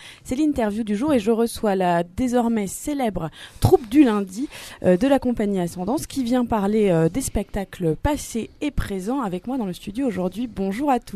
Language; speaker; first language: French; native; French